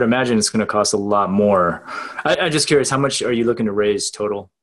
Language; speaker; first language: English; native; English